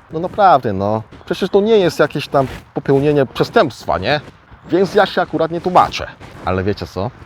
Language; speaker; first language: Polish; early bilingual, other home language; Korean